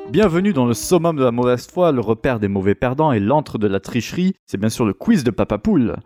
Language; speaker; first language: French; native; French